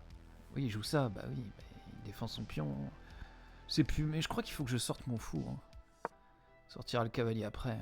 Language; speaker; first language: French; native; French